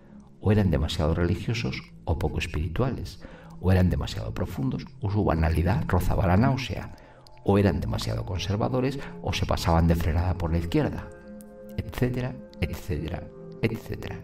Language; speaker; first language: Spanish; native; Spanish